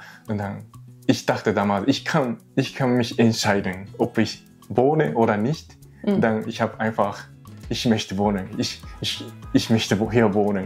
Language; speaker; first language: German; non-native, learner; Japanese